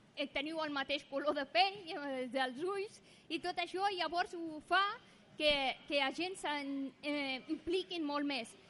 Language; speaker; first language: Catalan; non-native, fluent; Persian